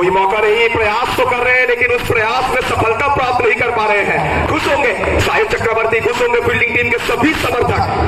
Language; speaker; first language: Hindi; non-native, local second language; Bangla